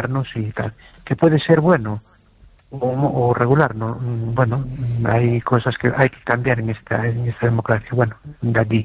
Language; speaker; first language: Spanish; native; Spanish